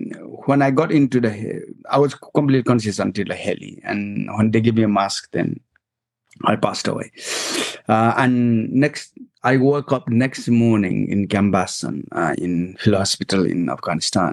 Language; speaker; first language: English; non-native, local second language; Nepali